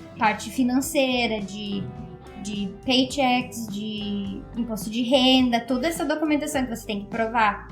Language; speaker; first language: Portuguese; native; Portuguese